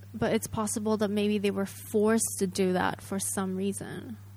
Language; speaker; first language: English; non-native, fluent; Japanese